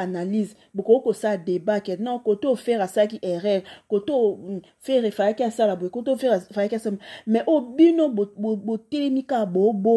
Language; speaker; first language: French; non-native, local second language; Lingala